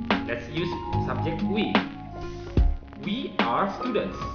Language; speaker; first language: English; non-native, fluent; Indonesian